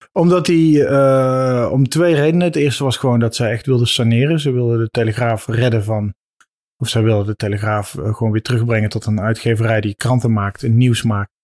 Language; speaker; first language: Dutch; native; Dutch